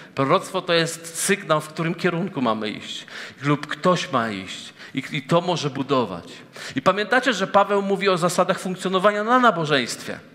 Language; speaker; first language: Polish; native; Polish